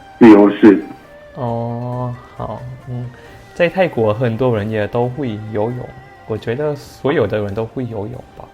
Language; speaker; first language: Chinese; non-native, fluent; Thai